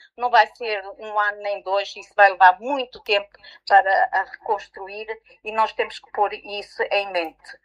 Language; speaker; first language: Portuguese; early bilingual, heritage; Portuguese